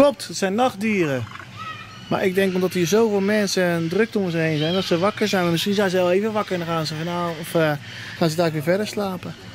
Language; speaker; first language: Dutch; native; Dutch